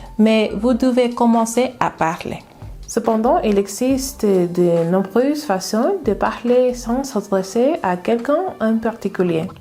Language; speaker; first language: French; non-native, learner; English